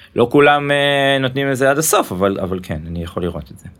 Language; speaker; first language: Hebrew; native; Hebrew